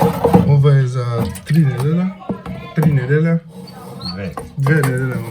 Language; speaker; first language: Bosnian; non-native, learner; English